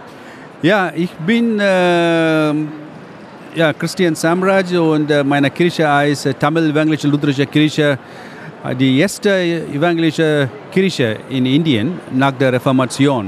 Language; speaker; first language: German; non-native, fluent; Tamil